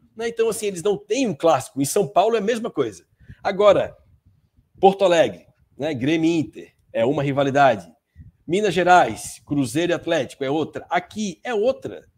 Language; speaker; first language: Portuguese; native; Portuguese